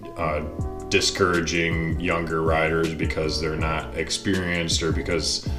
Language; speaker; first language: English; native; English